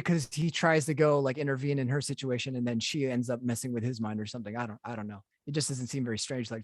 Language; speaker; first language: English; native; English